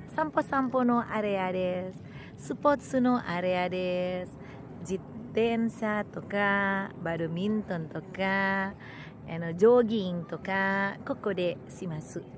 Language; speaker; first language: Japanese; non-native, learner; Indonesian